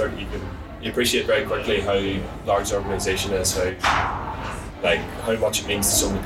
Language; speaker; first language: English; native; English